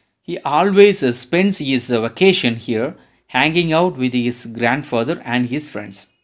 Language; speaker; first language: English; non-native, local second language; Tamil